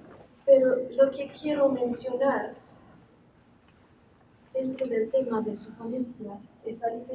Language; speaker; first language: Spanish; non-native, fluent; English